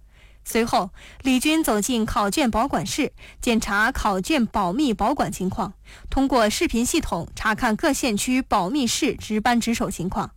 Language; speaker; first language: Chinese; native; Chinese